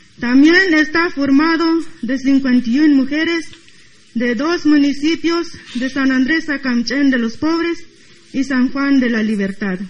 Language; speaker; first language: Spanish; non-native, local second language; Tzotzil